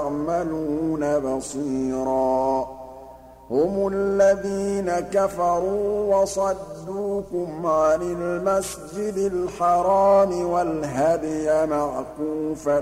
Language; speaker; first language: Arabic; native; Arabic